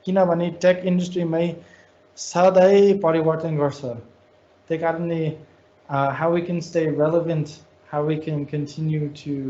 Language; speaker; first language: Nepali; non-native, fluent; English